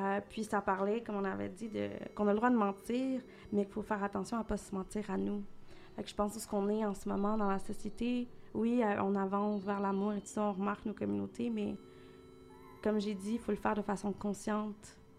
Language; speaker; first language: French; native; French